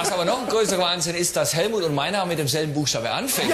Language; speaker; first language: German; native; German